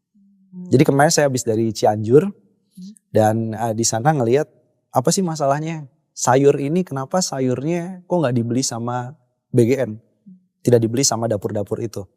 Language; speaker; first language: Indonesian; native; Indonesian